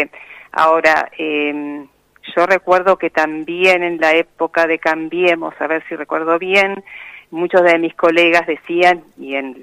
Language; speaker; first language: Spanish; native; Spanish